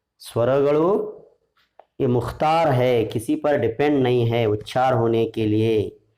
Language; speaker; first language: Hindi; non-native, local second language; Urdu